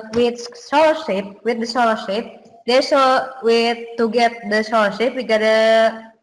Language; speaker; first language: English; non-native, learner; Indonesian